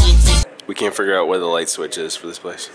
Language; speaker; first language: English; native; English